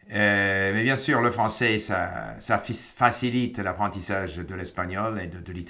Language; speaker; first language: French; non-native, fluent; English